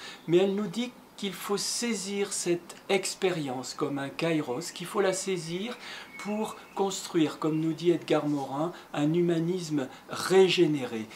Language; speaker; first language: French; native; French